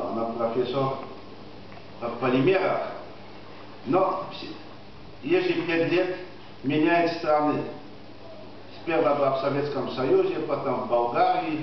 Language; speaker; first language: Russian; non-native, fluent; Polish